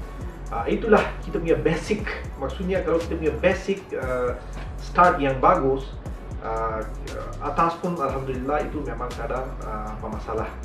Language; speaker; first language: Indonesian; non-native, learner; Malay